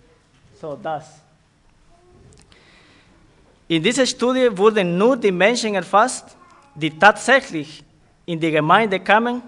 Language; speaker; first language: German; non-native, fluent; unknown